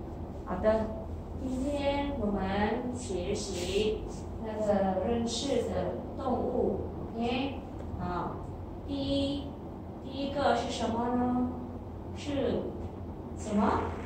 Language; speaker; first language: Chinese; non-native, fluent; Khmer